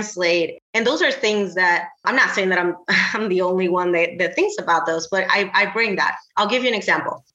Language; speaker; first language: English; non-native, fluent; Spanish